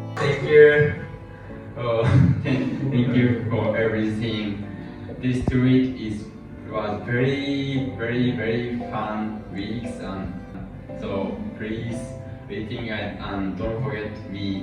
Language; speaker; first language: English; non-native, learner; Japanese